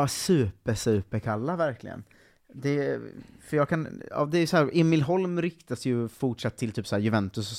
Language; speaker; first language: Swedish; native; Swedish